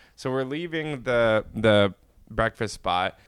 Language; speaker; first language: English; native; English